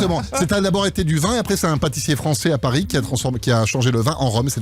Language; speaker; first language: French; native; French